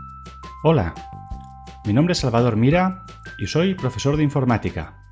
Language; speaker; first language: Spanish; native; Spanish